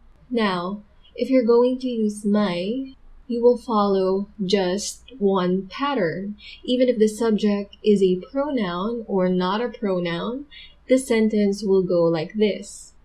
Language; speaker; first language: English; non-native, local second language; Filipino